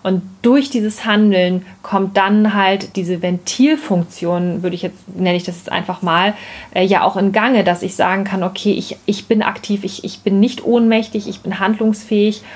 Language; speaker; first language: German; native; German